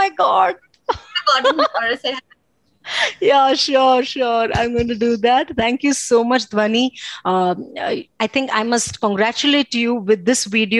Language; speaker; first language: English; non-native, local second language; Gujarati